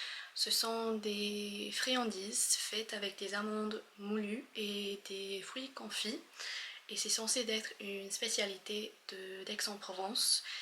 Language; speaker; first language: French; non-native, fluent; English